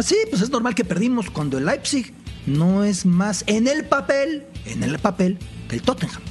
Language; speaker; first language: Spanish; native; Spanish